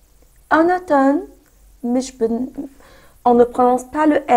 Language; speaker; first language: French; non-native, fluent; Arabic